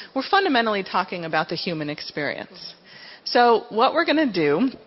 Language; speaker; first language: English; native; English